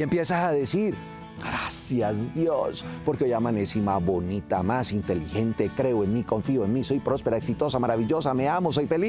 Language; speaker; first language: Spanish; native; Spanish